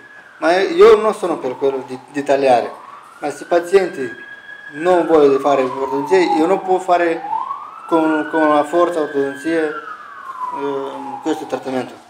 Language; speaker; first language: Italian; non-native, learner; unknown